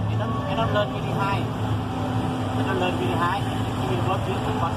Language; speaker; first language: English; non-native, learner; Thai